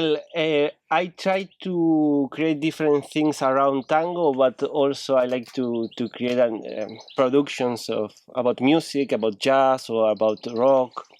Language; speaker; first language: English; non-native, learner; Spanish